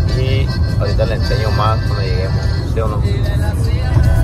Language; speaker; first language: Spanish; early bilingual, heritage; Spanish